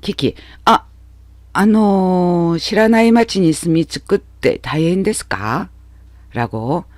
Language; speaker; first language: Japanese; non-native, fluent; Korean